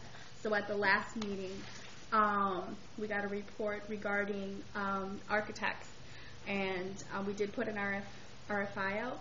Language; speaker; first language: English; native; English